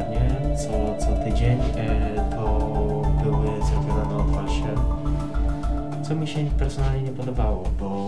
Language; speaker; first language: Polish; native; Polish